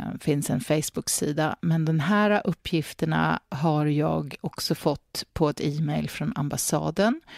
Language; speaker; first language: Swedish; native; Swedish